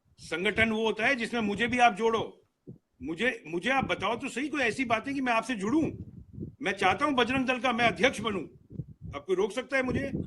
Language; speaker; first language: Hindi; native; Hindi